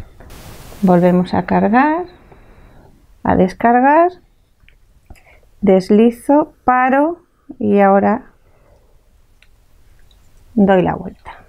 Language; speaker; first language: Spanish; native; Spanish